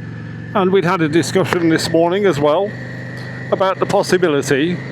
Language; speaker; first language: English; native; English